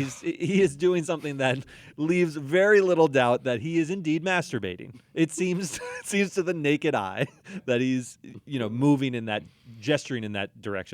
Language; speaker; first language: English; native; English